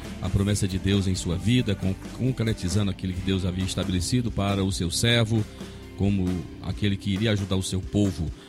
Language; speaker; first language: Portuguese; native; Portuguese